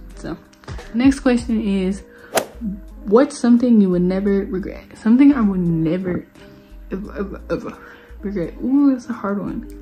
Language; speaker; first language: English; native; English